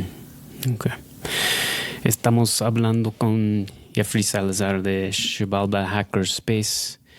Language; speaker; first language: Spanish; non-native, fluent; English